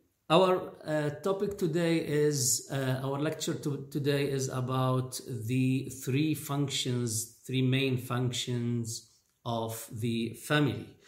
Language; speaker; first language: English; non-native, fluent; Arabic